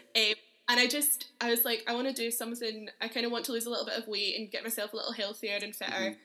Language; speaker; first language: English; native; English